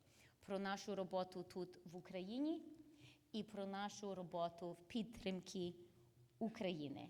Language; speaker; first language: Ukrainian; early bilingual, heritage; English